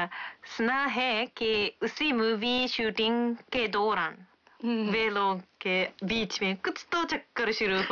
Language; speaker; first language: Hindi; non-native, fluent; Japanese